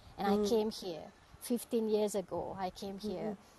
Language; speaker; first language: English; non-native, local second language; Malay